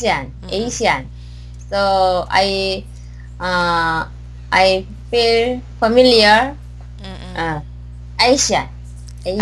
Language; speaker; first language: English; non-native, learner; Korean